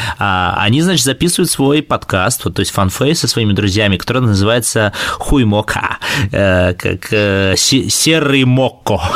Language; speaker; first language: Russian; native; Russian